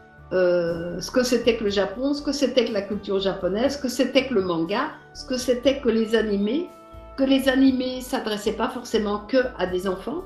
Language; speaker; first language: French; native; French